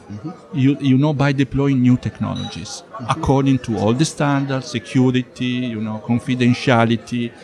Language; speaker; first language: English; non-native, fluent; Italian